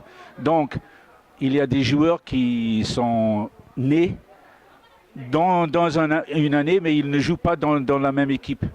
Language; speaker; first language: French; non-native, fluent; English